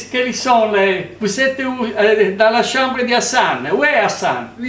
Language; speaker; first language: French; non-native, learner; Italian